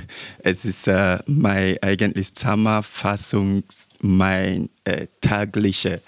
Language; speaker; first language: German; non-native, learner; English